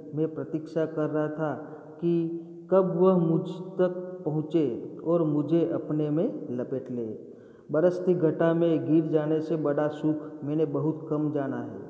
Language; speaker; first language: Hindi; non-native, local second language; Gujarati